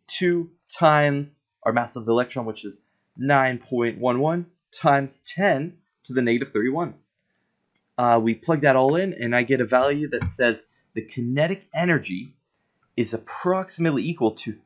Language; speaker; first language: English; native; English